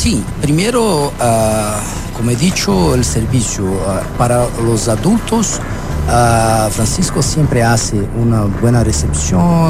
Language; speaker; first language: Spanish; non-native, learner; Portuguese